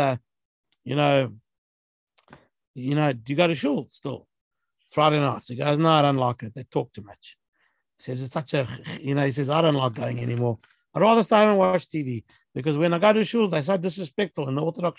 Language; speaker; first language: English; native; English